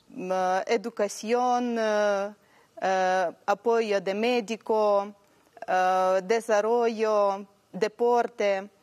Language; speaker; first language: Spanish; non-native, learner; Ukrainian